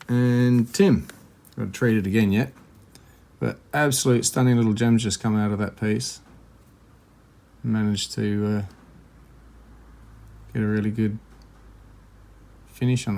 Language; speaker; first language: English; native; English